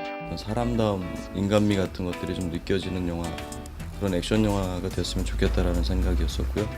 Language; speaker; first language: Korean; native; Korean